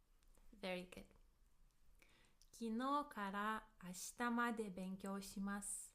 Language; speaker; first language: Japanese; non-native, fluent; English